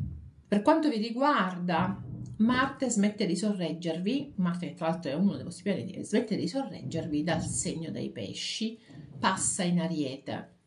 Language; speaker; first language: Italian; native; Italian